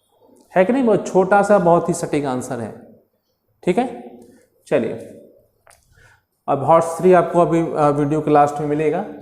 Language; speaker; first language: Hindi; native; Hindi